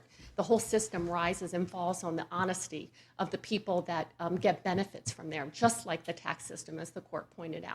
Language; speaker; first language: English; native; English